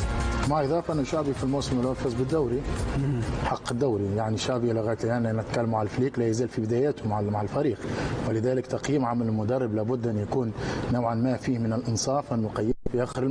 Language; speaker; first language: Arabic; native; Arabic